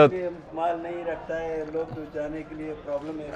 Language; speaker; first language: Hindi; non-native, fluent; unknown